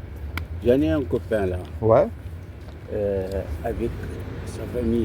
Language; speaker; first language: French; non-native, learner; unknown